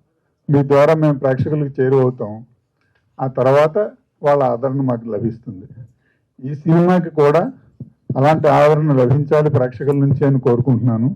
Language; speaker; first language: Telugu; native; Telugu